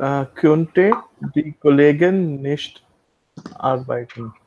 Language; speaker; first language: German; non-native, learner; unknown